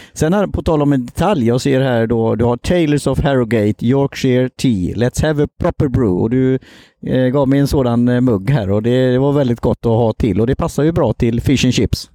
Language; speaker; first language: Swedish; native; Swedish